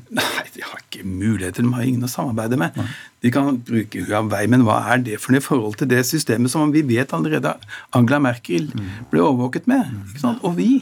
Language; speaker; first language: Norwegian; native; Norwegian